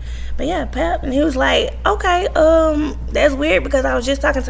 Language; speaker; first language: English; native; English